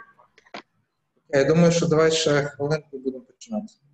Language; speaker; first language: Ukrainian; native; Ukrainian